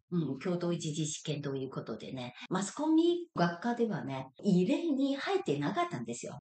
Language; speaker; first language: Japanese; non-native, fluent; Chinese